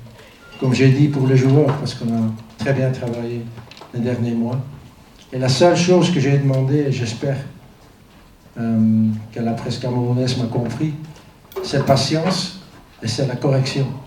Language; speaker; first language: French; non-native, fluent; Dutch